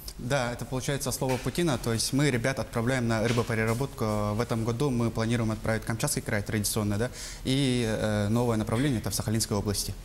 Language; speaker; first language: Russian; non-native, local second language; Yakut